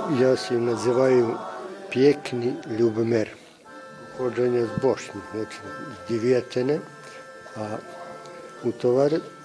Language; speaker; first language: Ukrainian; early bilingual, heritage; Ukrainian